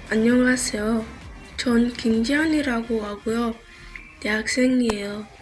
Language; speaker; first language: Korean; non-native, learner; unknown